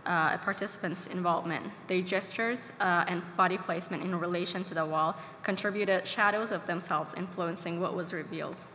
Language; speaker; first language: English; non-native, fluent; Persian